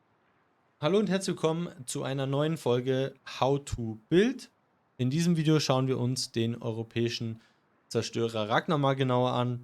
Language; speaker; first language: German; native; German